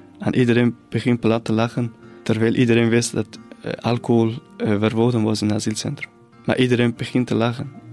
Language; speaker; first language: Dutch; non-native, fluent; Persian